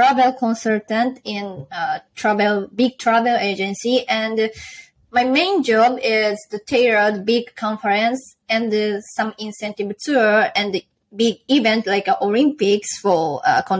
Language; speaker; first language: English; non-native, learner; Japanese